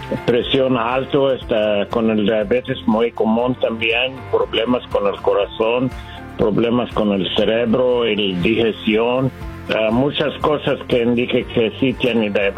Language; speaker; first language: Spanish; non-native, learner; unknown